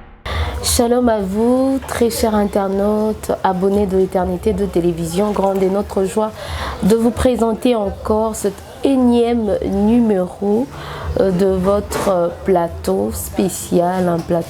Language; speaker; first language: French; non-native, local second language; Lingala